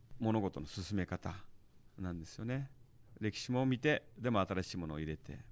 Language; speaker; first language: Japanese; early bilingual, heritage; Japanese